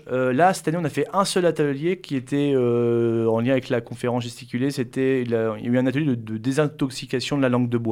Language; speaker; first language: French; native; French